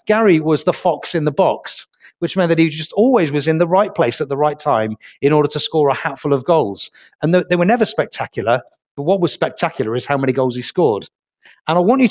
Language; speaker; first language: English; native; English